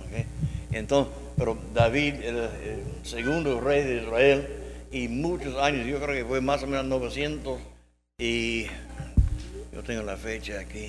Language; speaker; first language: Spanish; non-native, learner; English